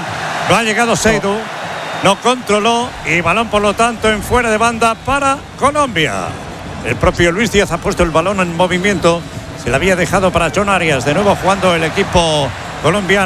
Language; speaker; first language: Spanish; native; Spanish